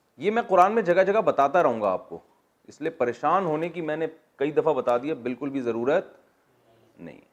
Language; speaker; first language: Urdu; native; Urdu